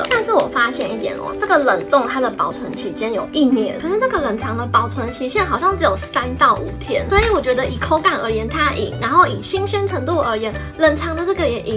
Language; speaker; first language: Chinese; native; Chinese